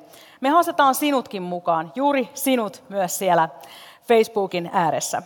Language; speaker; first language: Finnish; native; Finnish